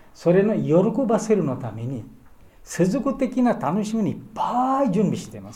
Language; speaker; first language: Japanese; non-native, learner; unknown